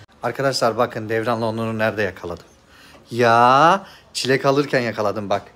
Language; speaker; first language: Turkish; native; Turkish